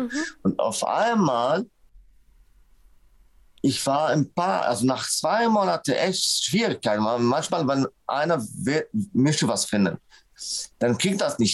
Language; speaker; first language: German; non-native, fluent; Arabic